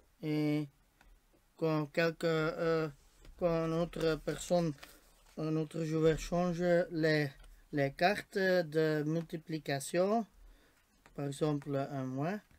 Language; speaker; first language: French; non-native, local second language; Dutch